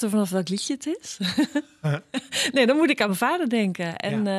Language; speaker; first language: Dutch; native; Dutch